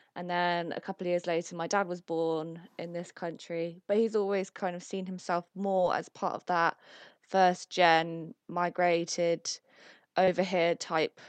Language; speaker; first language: English; early bilingual, other home language; Italian